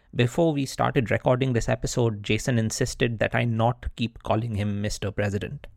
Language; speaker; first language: English; non-native, local second language; Bangla